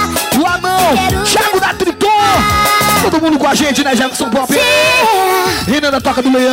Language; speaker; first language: Portuguese; native; Portuguese